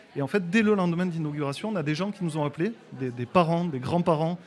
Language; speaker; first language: French; native; French